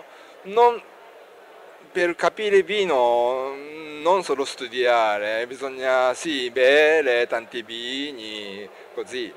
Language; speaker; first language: Italian; non-native, learner; Japanese